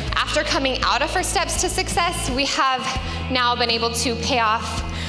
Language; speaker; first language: English; native; English